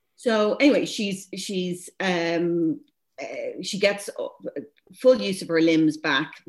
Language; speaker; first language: English; native; English